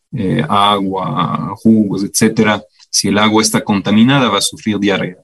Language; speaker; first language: Spanish; non-native, fluent; French